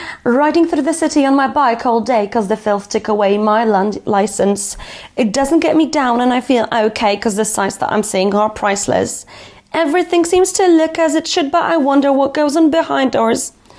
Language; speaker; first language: English; non-native, fluent; Polish